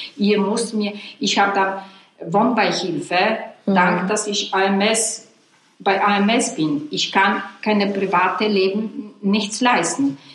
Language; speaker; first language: German; non-native, fluent; Polish